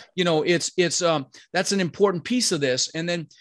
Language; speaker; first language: English; early bilingual, other home language; Dutch